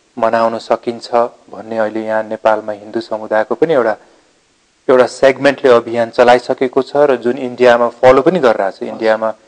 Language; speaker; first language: Nepali; non-native, local second language; Eastern Tamang